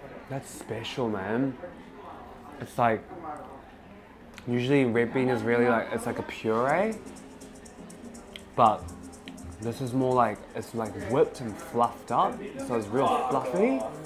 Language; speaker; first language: English; early bilingual, other home language; Korean